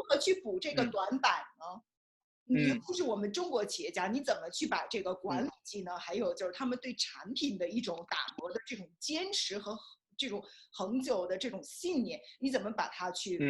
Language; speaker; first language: Chinese; native; Chinese